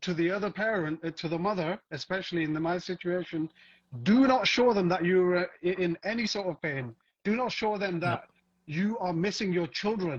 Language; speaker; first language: English; native; English